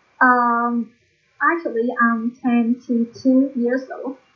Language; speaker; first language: English; non-native, learner; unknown